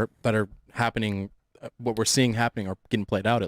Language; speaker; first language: English; native; English